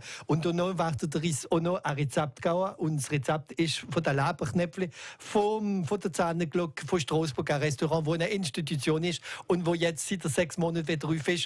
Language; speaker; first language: German; native; German